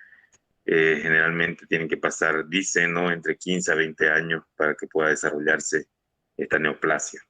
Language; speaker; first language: Spanish; native; Spanish